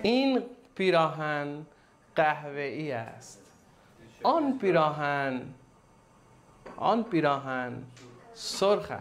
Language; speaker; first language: Persian; non-native, fluent; Urdu